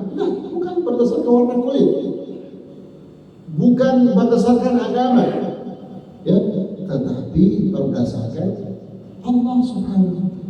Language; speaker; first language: Indonesian; non-native, learner; Arabic